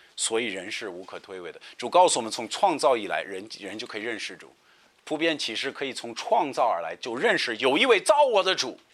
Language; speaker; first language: Chinese; non-native, fluent; English